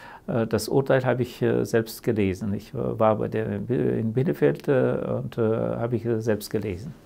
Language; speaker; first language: German; early bilingual, heritage; German